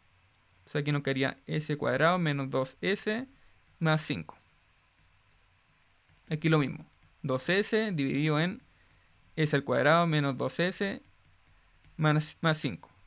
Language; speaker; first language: Spanish; native; Spanish